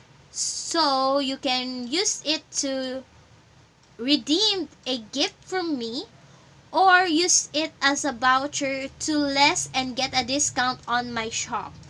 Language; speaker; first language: English; non-native, local second language; Filipino